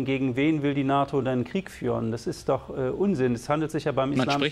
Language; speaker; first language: German; native; German